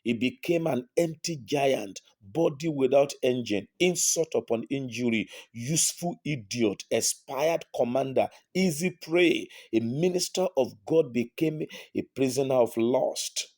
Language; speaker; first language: English; non-native, local second language; Yoruba